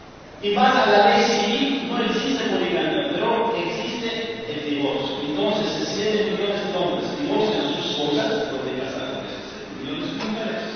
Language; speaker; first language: Spanish; non-native, fluent; Persian